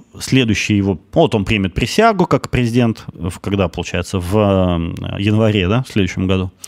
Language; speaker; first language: Russian; native; Russian